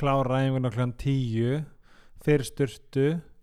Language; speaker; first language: Icelandic; native; Icelandic